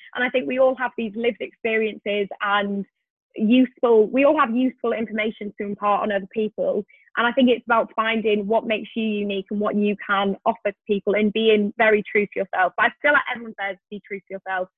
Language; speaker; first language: English; native; English